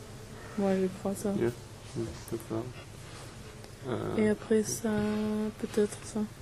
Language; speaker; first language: French; non-native, learner; English